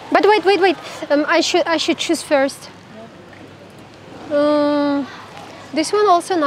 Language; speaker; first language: English; non-native, learner; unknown